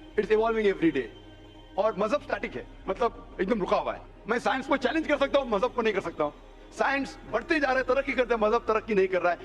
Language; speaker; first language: Hindi; non-native, local second language; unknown